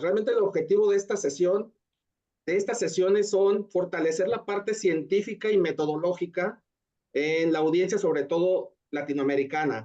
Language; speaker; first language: Spanish; native; Spanish